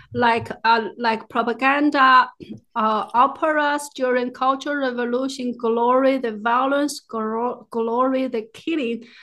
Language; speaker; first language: English; non-native, fluent; Chinese